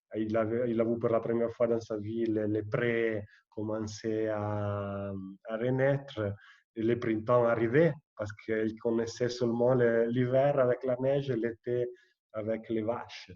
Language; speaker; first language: French; non-native, fluent; Italian